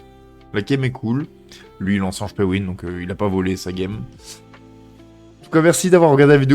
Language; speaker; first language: French; native; French